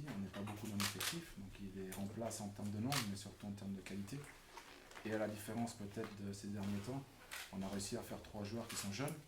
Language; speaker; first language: French; native; French